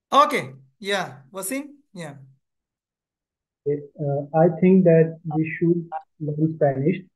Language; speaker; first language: English; non-native, local second language; Hindi